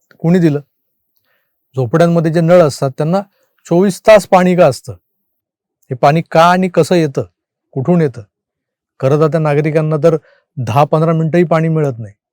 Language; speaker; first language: Marathi; native; Marathi